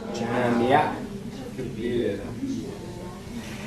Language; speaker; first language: Arabic; non-native, learner; English